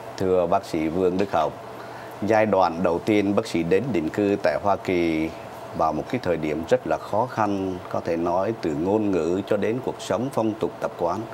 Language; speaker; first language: Vietnamese; native; Vietnamese